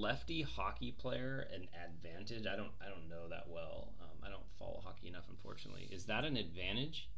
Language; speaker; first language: English; native; English